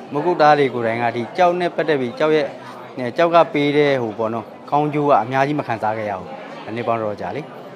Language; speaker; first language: Burmese; native; Burmese